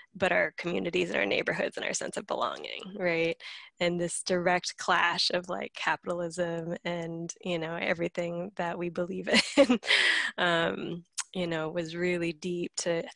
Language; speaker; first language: English; native; English